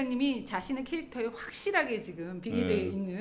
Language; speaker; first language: Korean; native; Korean